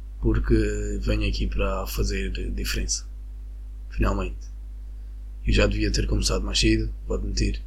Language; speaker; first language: Portuguese; non-native, fluent; Spanish